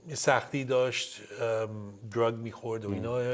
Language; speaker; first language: Persian; early bilingual, heritage; Persian